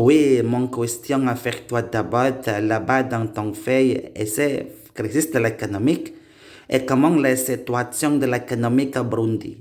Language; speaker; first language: French; non-native, learner; Indonesian